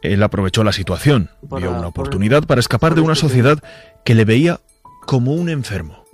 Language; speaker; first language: Spanish; native; Spanish